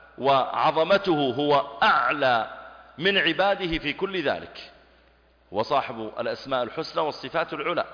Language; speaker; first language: Arabic; native; Arabic